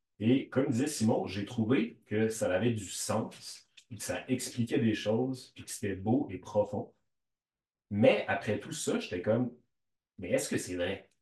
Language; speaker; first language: French; native; French